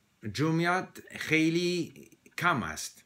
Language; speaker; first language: Persian; non-native, learner; English